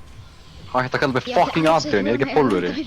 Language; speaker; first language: Icelandic; native; Icelandic